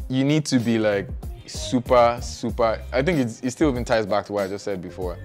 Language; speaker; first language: English; non-native, local second language; Yoruba